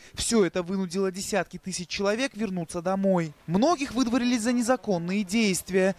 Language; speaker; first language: Russian; non-native, local second language; Tajik